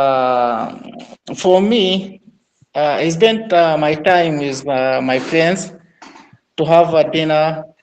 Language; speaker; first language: English; non-native, learner; Arabic